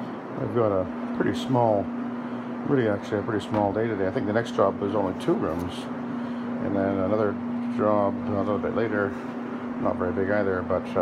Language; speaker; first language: English; native; English